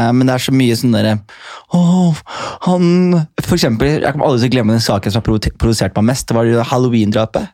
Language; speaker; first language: Norwegian; native; Norwegian